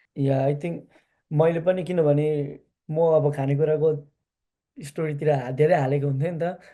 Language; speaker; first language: Nepali; early bilingual, heritage; Nepali